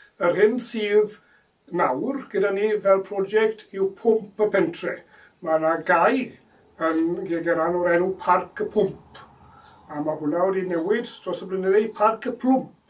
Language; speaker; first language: Welsh; native; Welsh